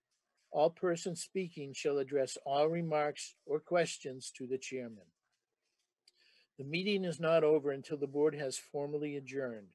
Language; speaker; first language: English; native; English